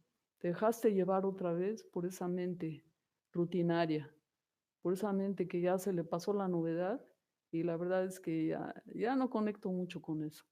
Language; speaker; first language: Spanish; native; Spanish